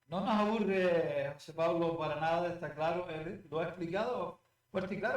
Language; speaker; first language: Spanish; native; Spanish